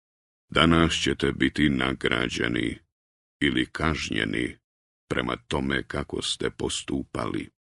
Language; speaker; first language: Croatian; native; Croatian